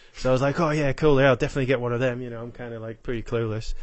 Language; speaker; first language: English; native; English